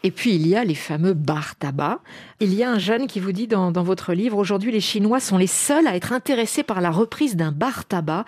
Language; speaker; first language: French; native; French